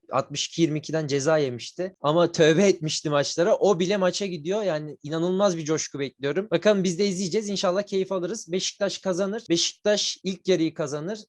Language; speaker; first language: Turkish; native; Turkish